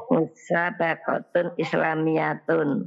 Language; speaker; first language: Arabic; non-native, learner; Indonesian